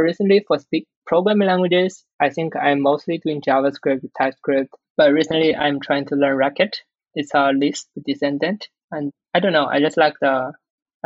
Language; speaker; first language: English; non-native, fluent; Chinese